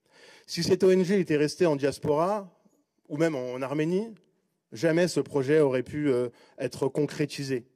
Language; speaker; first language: French; native; French